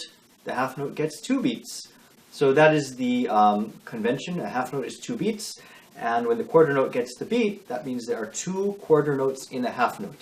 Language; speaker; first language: English; native; English